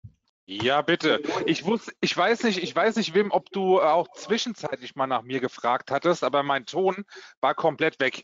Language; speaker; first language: German; native; German